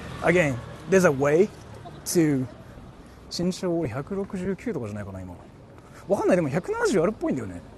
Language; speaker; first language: Japanese; native; Japanese